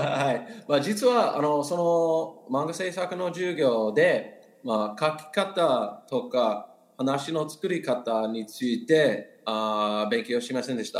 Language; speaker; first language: Japanese; non-native, learner; English